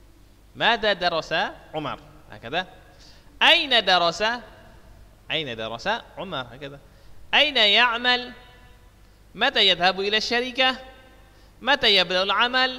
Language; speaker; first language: Arabic; non-native, fluent; Indonesian